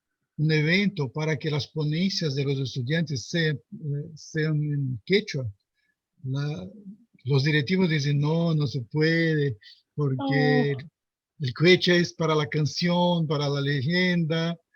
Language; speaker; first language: Spanish; non-native, fluent; Portuguese